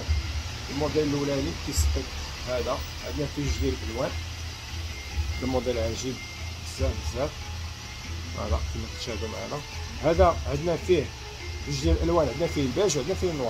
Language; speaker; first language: Arabic; native; Arabic